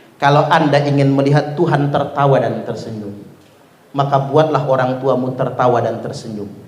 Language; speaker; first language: Indonesian; non-native, local second language; Malay